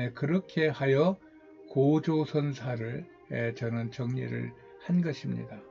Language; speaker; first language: Korean; native; Korean